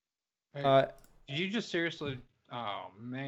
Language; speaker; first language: English; native; English